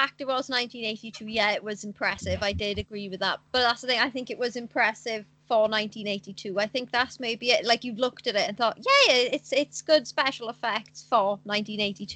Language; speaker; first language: English; native; English